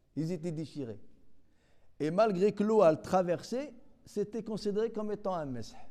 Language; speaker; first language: French; non-native, local second language; Arabic